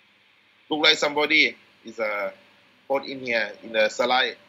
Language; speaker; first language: English; non-native, learner; Thai